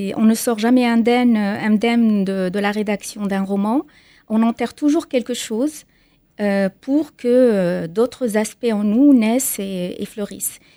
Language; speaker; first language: French; non-native, local second language; Arabic